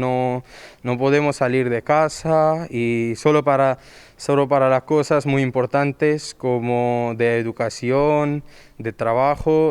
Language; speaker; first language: Spanish; non-native, learner; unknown